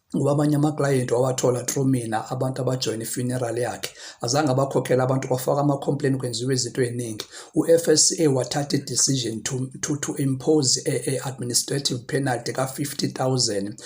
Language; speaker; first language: Zulu; non-native, local second language; Xhosa